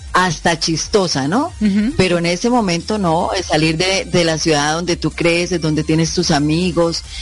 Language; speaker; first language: Spanish; native; Spanish